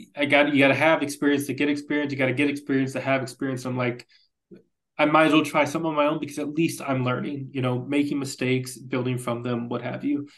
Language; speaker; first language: English; native; English